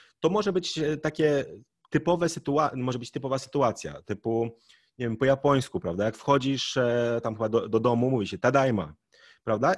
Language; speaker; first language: Polish; native; Polish